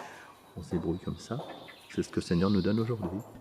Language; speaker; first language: French; native; French